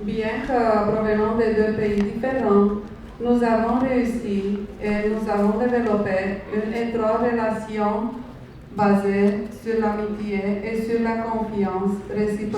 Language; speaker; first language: French; non-native, fluent; Romanian